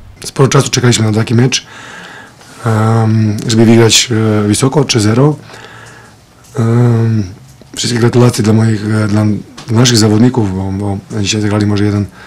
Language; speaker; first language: Polish; non-native, fluent; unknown